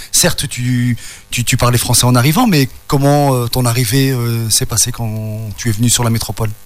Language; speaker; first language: French; native; French